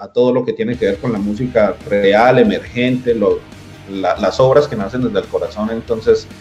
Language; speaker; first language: Spanish; native; Spanish